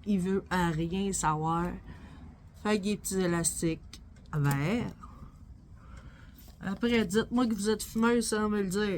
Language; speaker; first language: French; native; French